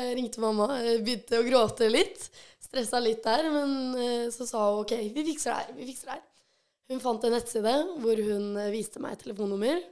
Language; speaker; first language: Norwegian; early bilingual, other home language; Albanian